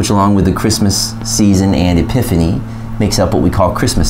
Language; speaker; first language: English; native; English